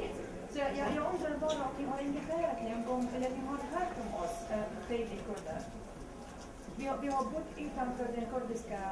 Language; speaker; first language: Swedish; non-native, local second language; Kurdish